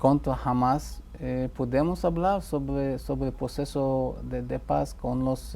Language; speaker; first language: Spanish; non-native, fluent; Hebrew